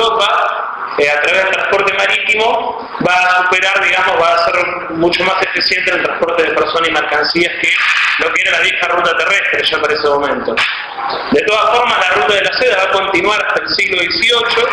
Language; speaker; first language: Spanish; native; Spanish